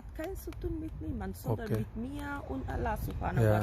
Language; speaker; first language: German; non-native, fluent; Spanish